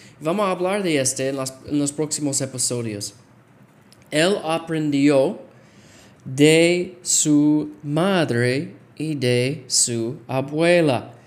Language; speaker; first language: Spanish; non-native, fluent; English